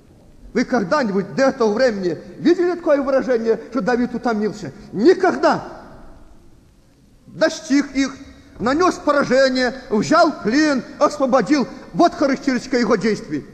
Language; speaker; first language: Russian; native; Russian